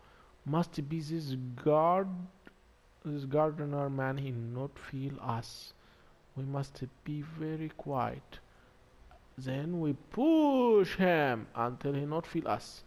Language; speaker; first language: English; non-native, learner; Arabic